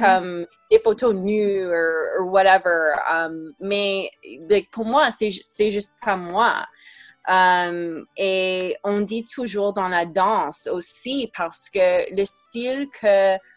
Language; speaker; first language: French; non-native, fluent; English